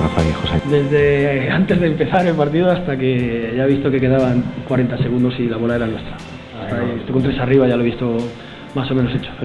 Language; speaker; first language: Spanish; native; Spanish